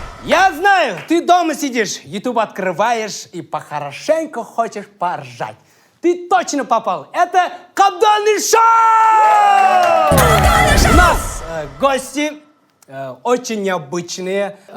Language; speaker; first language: Russian; non-native, local second language; Kazakh